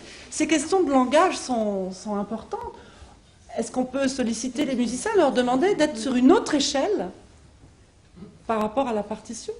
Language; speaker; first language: French; native; French